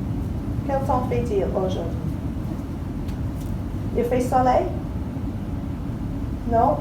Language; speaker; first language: French; non-native, fluent; English